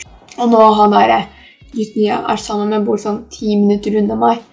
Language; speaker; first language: Norwegian; early bilingual, other home language; Polish